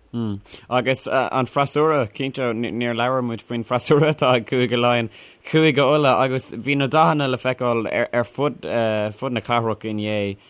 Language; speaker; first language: Irish; non-native, local second language; English